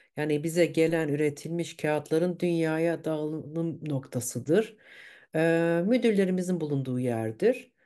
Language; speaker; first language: Turkish; early bilingual, heritage; Turkish